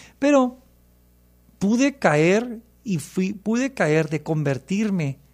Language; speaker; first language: Spanish; early bilingual, heritage; Spanish